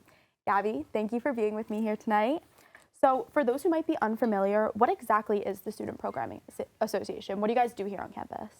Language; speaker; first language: English; native; English